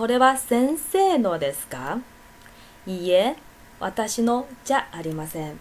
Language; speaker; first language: Japanese; non-native, fluent; Chinese